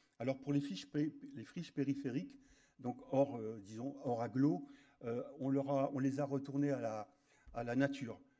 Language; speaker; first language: French; native; French